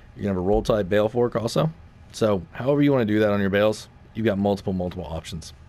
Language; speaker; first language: English; native; English